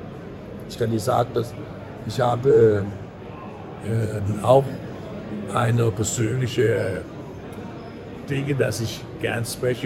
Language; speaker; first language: German; non-native, learner; Danish